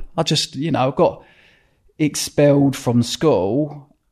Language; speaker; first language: English; native; English